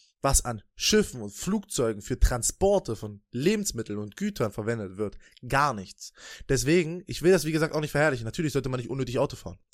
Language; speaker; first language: German; native; German